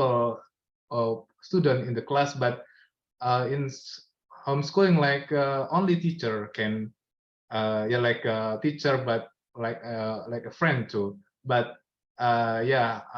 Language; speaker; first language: English; non-native, learner; Indonesian